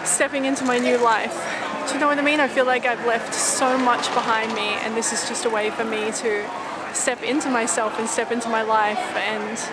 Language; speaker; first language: English; native; English